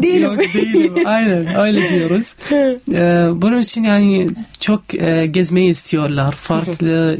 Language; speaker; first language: Turkish; non-native, learner; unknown